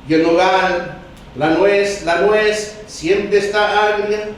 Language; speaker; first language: Spanish; early bilingual, heritage; Spanish